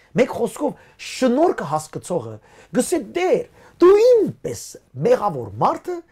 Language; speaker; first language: Armenian; early bilingual, heritage; Armenian